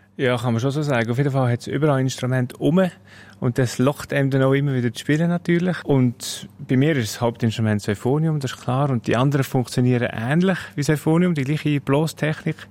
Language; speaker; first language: German; native; German